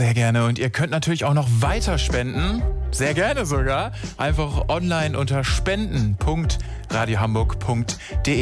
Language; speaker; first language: German; native; German